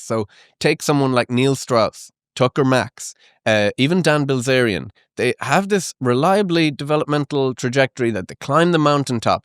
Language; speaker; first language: English; native; English